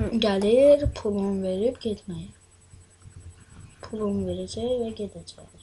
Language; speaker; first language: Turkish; non-native, learner; Azerbaijani